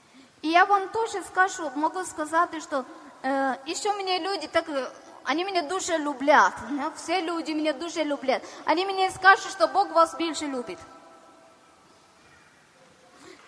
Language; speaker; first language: Ukrainian; non-native, learner; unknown